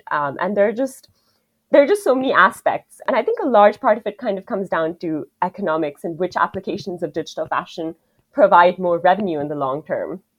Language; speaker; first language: English; non-native, local second language; Hindi